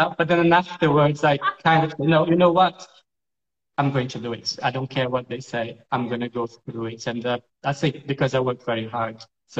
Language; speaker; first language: English; non-native, fluent; Portuguese